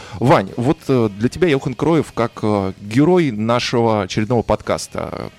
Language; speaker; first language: Russian; native; Russian